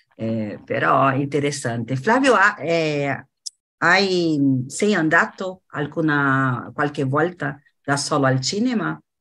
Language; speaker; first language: Italian; non-native, fluent; Portuguese